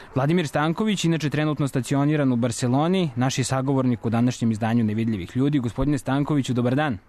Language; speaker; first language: Serbian; native; Serbian